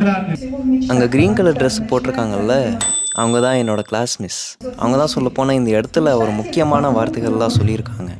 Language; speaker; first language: Tamil; early bilingual, heritage; Tamil